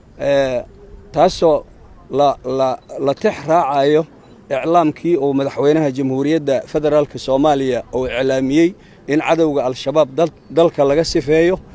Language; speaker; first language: Somali; native; Somali